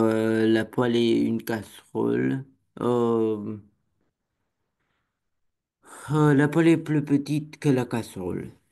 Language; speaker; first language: French; non-native, learner; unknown